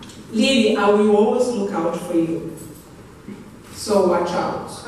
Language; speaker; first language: English; non-native, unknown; Portuguese